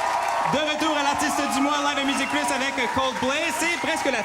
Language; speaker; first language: French; native; French